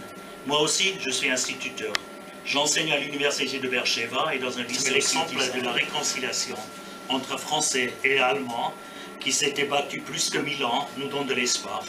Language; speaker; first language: French; native; French